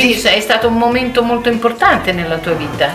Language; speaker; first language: Italian; native; Italian